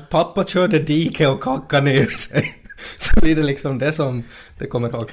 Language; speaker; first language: Swedish; native; Swedish